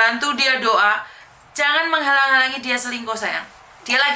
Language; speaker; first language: Indonesian; native; Indonesian